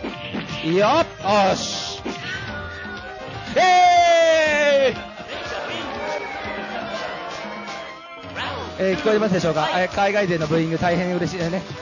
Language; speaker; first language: Japanese; native; Japanese